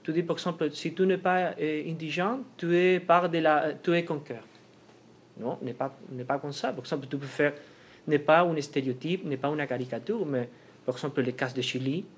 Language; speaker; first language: French; non-native, fluent; Spanish